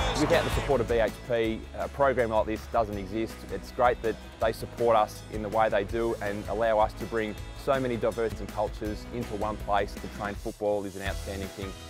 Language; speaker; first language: English; native; English